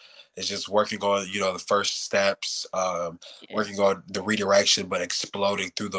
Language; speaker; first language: English; native; English